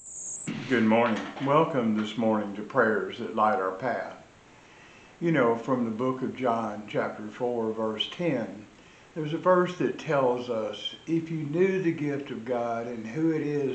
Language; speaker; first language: English; native; English